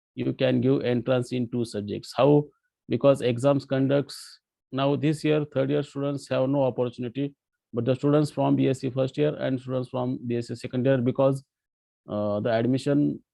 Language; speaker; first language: English; non-native, local second language; Marathi